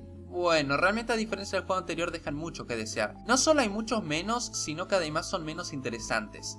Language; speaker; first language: Spanish; native; Spanish